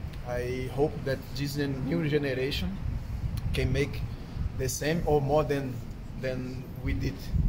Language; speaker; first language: English; non-native, fluent; Portuguese